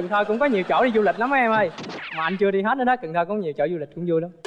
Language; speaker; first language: Vietnamese; native; Vietnamese